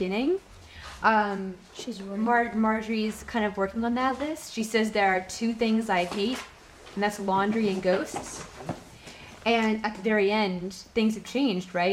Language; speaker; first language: English; native; English